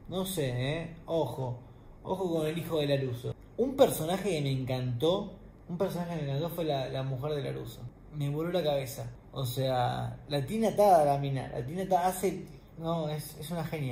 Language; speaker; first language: Spanish; native; Spanish